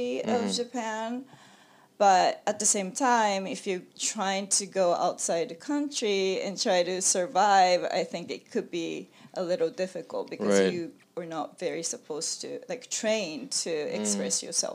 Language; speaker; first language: English; non-native, fluent; Japanese